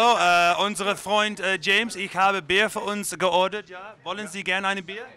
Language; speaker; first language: German; non-native, learner; English